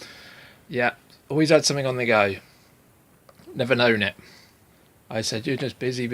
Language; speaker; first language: English; native; English